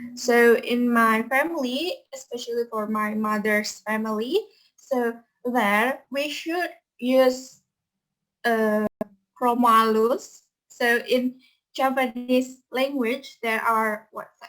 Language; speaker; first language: English; non-native, fluent; Indonesian